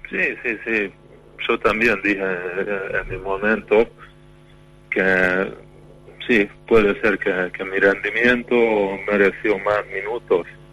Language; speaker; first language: Spanish; non-native, fluent; Hungarian